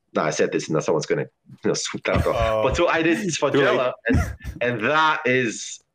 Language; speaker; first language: English; non-native, fluent; German